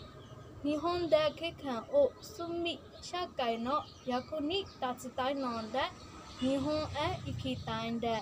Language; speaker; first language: Japanese; non-native, learner; Burmese